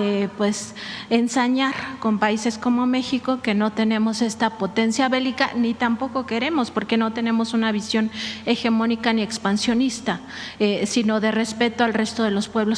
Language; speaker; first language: Spanish; native; Spanish